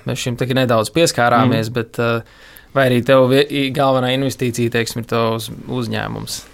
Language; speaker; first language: Latvian; native; Latvian